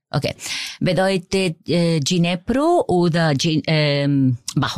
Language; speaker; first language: German; non-native, fluent; Spanish